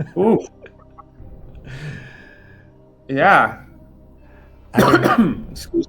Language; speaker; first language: English; non-native, fluent; Dutch